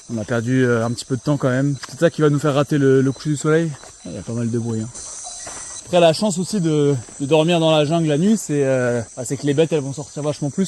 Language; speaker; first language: French; native; French